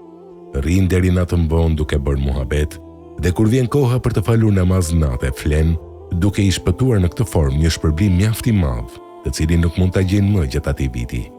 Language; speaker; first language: Albanian; native; Albanian